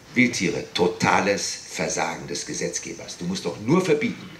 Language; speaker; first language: German; native; German